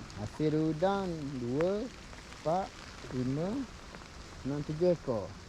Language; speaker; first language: Malay; native; Malay